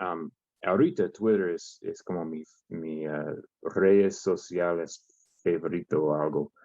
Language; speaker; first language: Spanish; non-native, learner; English